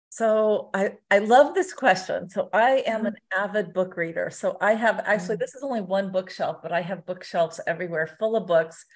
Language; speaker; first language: English; native; English